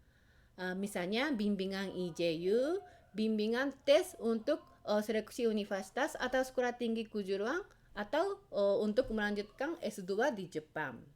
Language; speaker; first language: Indonesian; non-native, fluent; Japanese